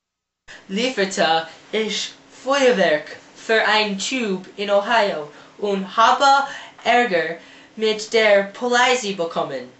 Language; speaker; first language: German; non-native, learner; English